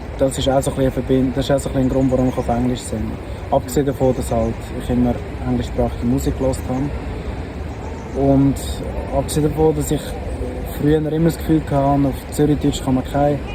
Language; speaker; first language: German; native; German